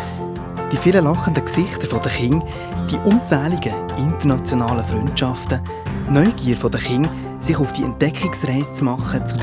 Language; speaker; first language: German; native; German